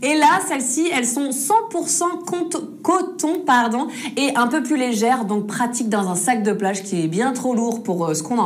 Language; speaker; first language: French; native; French